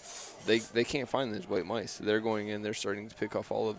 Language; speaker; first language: English; native; English